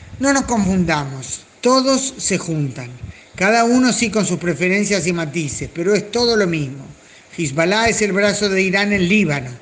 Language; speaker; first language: Spanish; native; Spanish